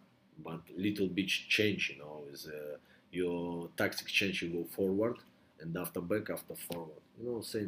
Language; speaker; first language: English; non-native, learner; Russian